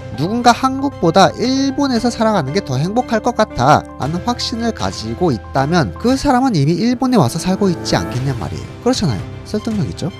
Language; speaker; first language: Korean; native; Korean